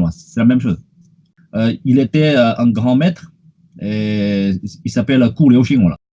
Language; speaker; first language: French; non-native, fluent; Chinese